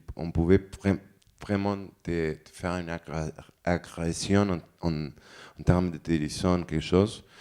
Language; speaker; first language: French; non-native, fluent; Spanish